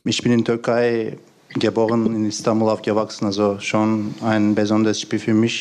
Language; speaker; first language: German; non-native, fluent; Turkish